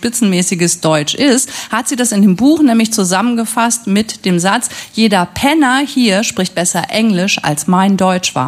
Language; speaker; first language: German; native; German